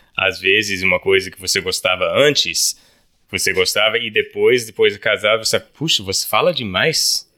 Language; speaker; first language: Portuguese; early bilingual, other home language; English